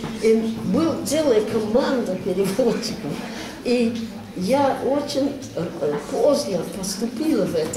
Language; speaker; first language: Russian; non-native, learner; English